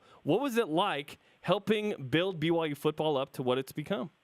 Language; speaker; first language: English; native; English